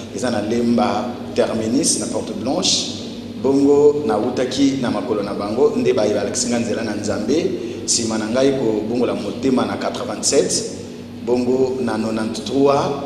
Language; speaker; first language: Lingala; native; Lingala